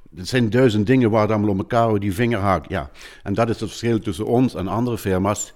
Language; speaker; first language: Dutch; native; Dutch